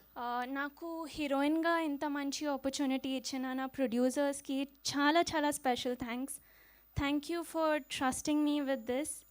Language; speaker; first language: Telugu; non-native, learner; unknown